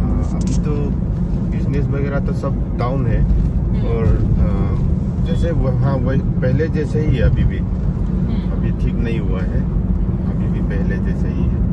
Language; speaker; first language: Hindi; non-native, local second language; Manipuri